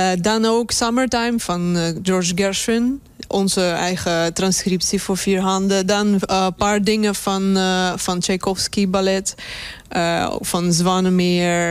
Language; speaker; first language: Dutch; non-native, fluent; Russian